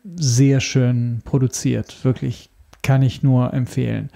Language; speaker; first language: German; non-native, fluent; Italian